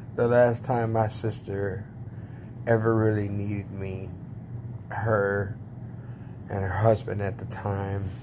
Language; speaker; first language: English; native; English